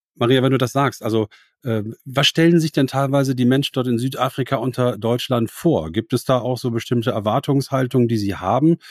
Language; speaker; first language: German; native; German